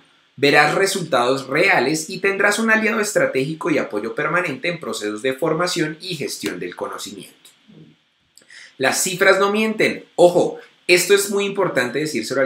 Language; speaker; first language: Spanish; native; Spanish